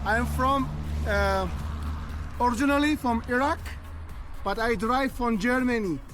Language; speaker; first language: English; non-native, learner; Arabic